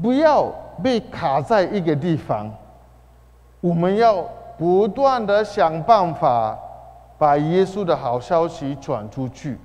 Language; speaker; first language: Chinese; non-native, fluent; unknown